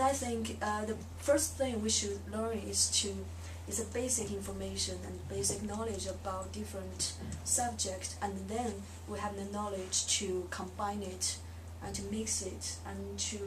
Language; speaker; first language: English; non-native, learner; Chinese